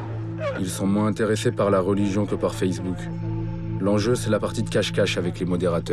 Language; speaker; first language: French; native; French